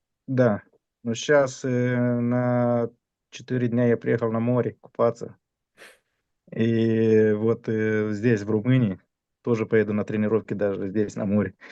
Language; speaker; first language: Russian; non-native, fluent; Romanian